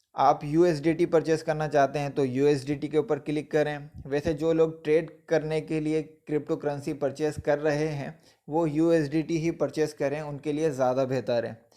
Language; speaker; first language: Hindi; non-native, local second language; Punjabi